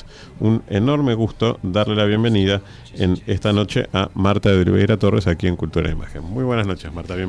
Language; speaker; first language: Spanish; native; Spanish